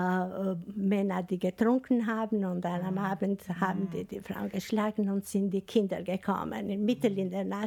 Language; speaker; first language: German; non-native, learner; Albanian